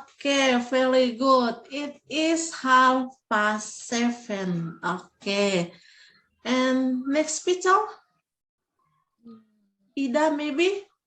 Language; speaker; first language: English; non-native, fluent; Indonesian